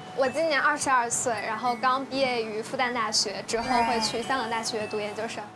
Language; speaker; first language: Chinese; native; Chinese